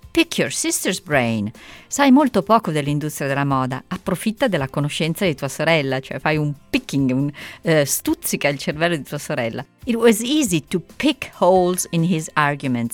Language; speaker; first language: Italian; native; Italian